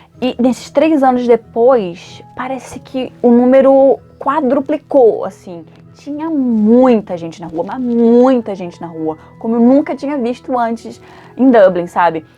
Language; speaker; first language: Portuguese; native; Portuguese